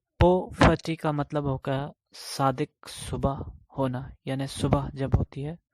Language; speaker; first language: Urdu; non-native, local second language; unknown